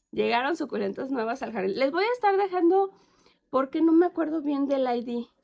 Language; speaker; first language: Spanish; native; Spanish